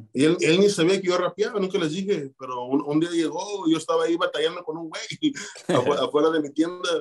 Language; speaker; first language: Spanish; early bilingual, heritage; Spanish